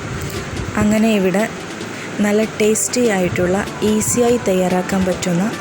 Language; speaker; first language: Malayalam; native; Malayalam